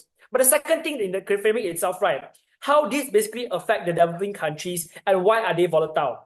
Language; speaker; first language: English; non-native, learner; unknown